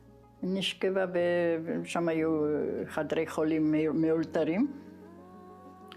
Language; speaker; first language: Hebrew; non-native, fluent; Czech